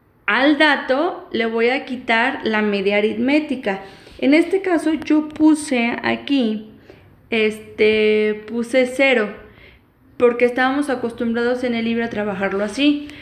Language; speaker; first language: Spanish; native; Spanish